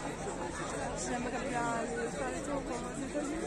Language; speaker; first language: French; native; French